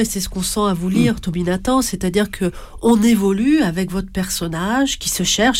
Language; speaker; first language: French; native; French